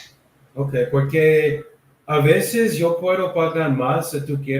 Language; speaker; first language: Spanish; non-native, learner; English